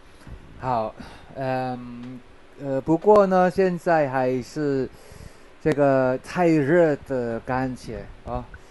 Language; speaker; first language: Chinese; non-native, fluent; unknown